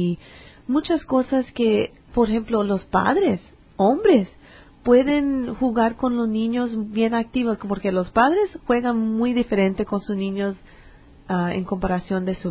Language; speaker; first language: Spanish; early bilingual, heritage; English